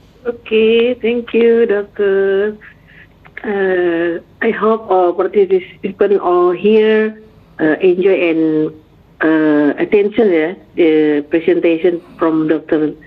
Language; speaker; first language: English; non-native, learner; Indonesian